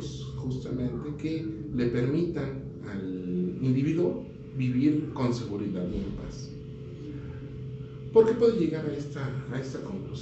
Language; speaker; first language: Spanish; native; Spanish